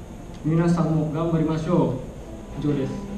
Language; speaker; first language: Japanese; non-native, learner; Indonesian